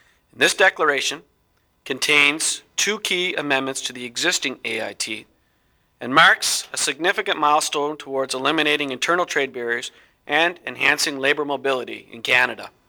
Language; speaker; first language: English; native; English